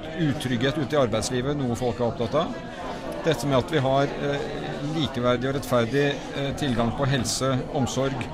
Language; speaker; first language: Norwegian; native; Norwegian